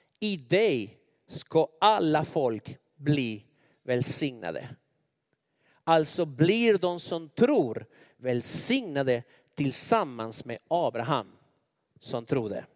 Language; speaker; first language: Swedish; non-native, fluent; Spanish